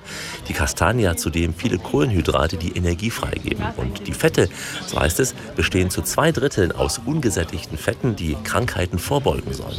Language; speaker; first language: German; native; German